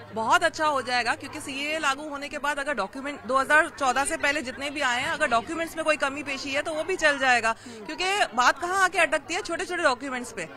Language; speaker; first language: Hindi; early bilingual, other home language; Sindhi